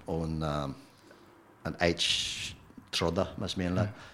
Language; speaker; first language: Irish; non-native, local second language; English